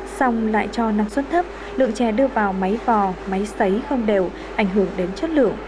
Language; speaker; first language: Vietnamese; native; Vietnamese